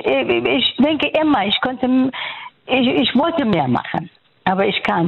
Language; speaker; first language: German; non-native, fluent; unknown